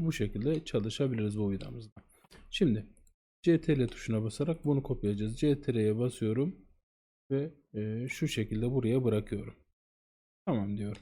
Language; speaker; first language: Turkish; native; Turkish